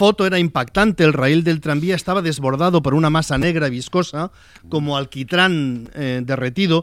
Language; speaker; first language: Spanish; native; Spanish